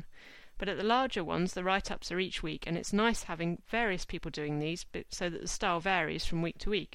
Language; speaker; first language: English; native; English